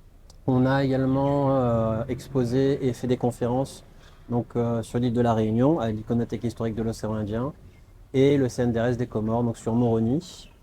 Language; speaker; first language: French; native; French